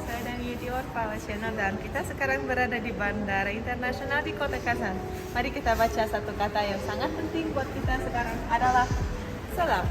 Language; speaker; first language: Indonesian; non-native, fluent; Russian